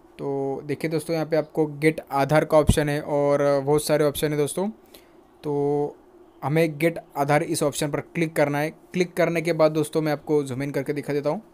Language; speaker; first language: Hindi; non-native, local second language; Marathi